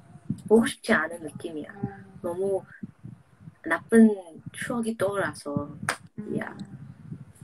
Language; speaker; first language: Korean; non-native, fluent; English